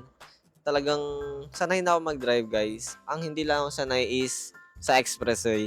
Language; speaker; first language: Filipino; native; Filipino